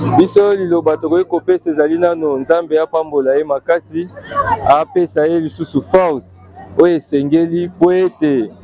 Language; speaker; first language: Lingala; non-native, local second language; Kongo